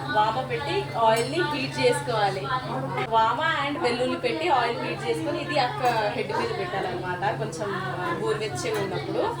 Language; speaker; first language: Telugu; non-native, local second language; Lambadi